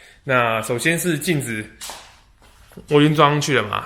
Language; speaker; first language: Chinese; native; Chinese